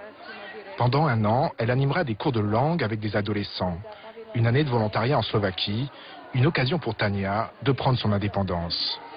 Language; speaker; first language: French; native; French